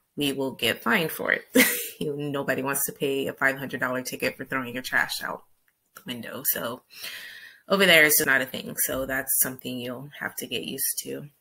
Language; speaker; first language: English; native; English